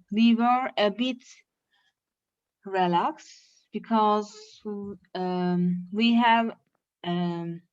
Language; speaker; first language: English; non-native, learner; Turkish